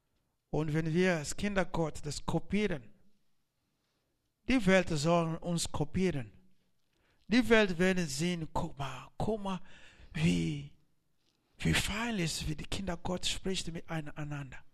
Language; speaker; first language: German; non-native, learner; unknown